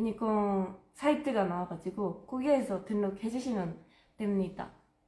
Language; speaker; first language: Korean; non-native, fluent; Japanese